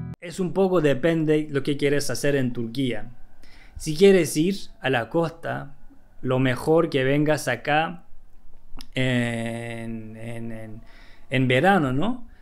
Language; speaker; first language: Spanish; non-native, fluent; Turkish